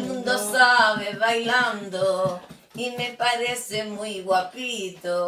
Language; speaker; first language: Spanish; native; Spanish